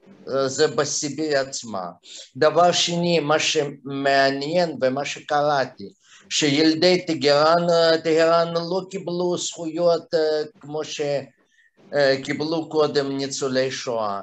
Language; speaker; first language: Hebrew; non-native, fluent; Russian